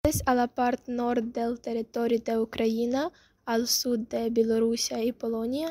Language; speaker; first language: Catalan; non-native, learner; Ukrainian